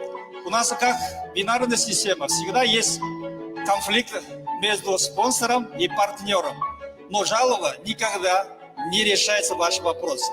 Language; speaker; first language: Russian; non-native, learner; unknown